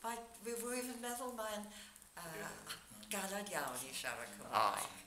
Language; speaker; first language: Welsh; non-native, learner; English